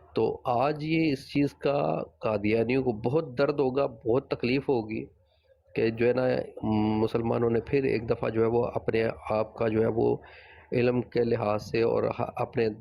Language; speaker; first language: Urdu; non-native, local second language; Punjabi